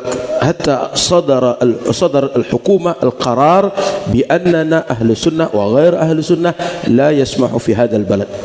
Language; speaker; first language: Arabic; non-native, fluent; Indonesian